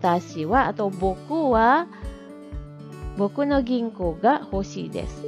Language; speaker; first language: Japanese; non-native, fluent; Indonesian